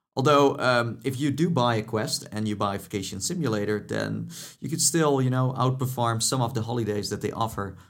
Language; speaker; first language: English; non-native, fluent; Dutch